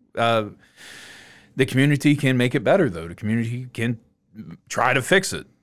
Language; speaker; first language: English; native; English